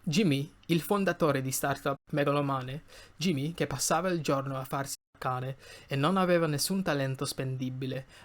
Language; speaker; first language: Italian; non-native, learner; English